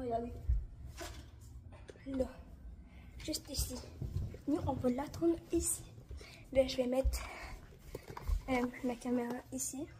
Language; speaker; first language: French; native; French